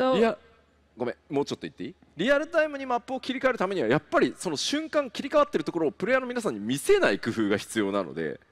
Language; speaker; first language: Japanese; native; Japanese